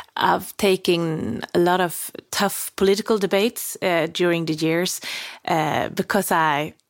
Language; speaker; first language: English; non-native, fluent; Swedish